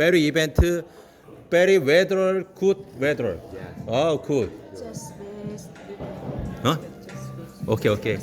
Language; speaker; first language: English; non-native, learner; Korean